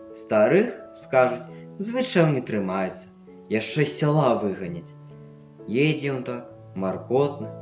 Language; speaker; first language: Belarusian; native; Belarusian